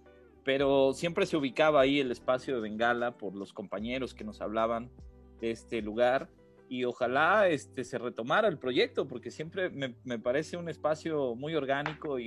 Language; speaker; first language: Spanish; native; Spanish